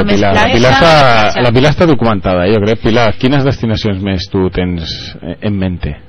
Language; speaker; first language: Catalan; native; Catalan